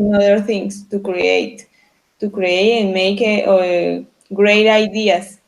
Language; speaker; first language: English; non-native, learner; Spanish